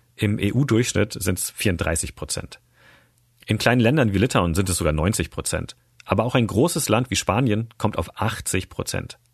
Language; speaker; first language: German; native; German